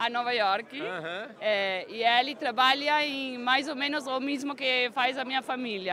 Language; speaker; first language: Portuguese; early bilingual, heritage; Spanish